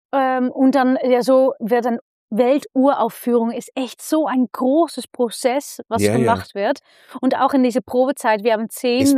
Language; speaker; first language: German; non-native, fluent; Dutch